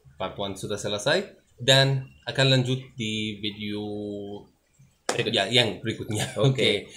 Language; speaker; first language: Indonesian; non-native, learner; French